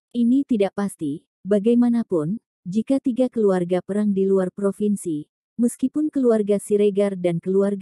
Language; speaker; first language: Indonesian; native; Indonesian